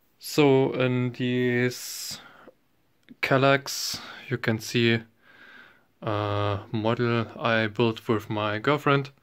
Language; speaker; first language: English; non-native, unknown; German